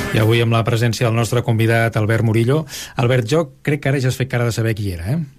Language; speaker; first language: Catalan; native; Catalan